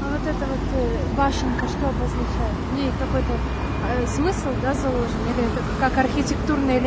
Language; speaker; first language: Russian; native; Russian